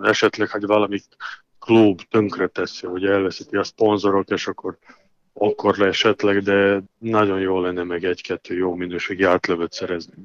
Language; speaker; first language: Hungarian; non-native, learner; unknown